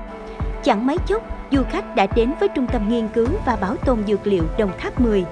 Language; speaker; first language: Vietnamese; native; Vietnamese